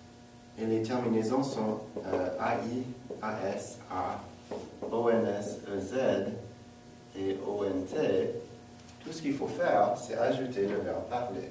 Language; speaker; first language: French; non-native, fluent; English